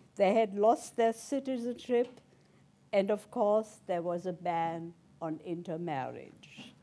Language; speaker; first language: English; early bilingual, other home language; German